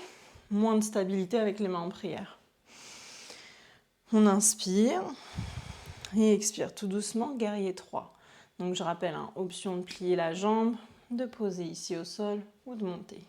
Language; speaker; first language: French; native; French